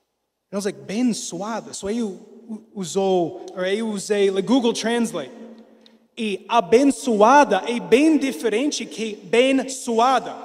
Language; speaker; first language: Portuguese; non-native, learner; English